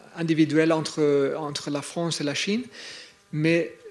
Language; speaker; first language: French; non-native, fluent; English